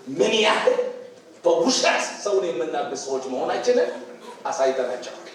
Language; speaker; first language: Amharic; non-native, local second language; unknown